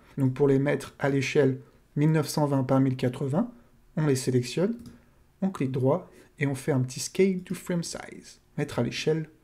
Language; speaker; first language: French; native; French